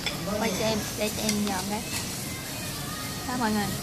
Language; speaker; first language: Vietnamese; native; Vietnamese